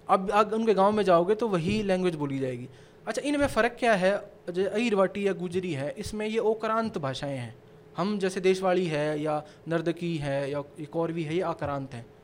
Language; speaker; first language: Hindi; native; Hindi